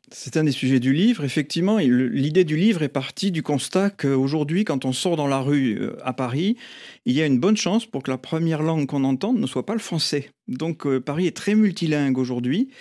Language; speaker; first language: French; native; French